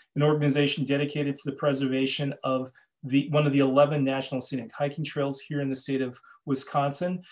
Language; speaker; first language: English; native; English